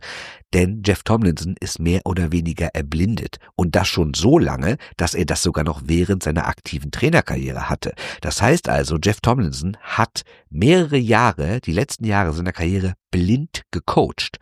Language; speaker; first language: German; native; German